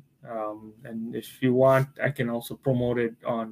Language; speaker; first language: English; non-native, local second language; Bangla